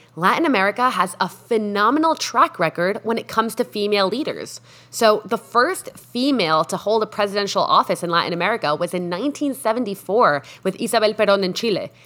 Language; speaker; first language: English; non-native, fluent; Spanish